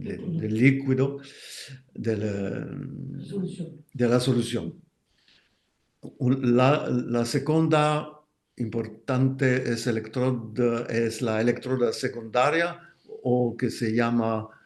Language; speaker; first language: Spanish; non-native, fluent; French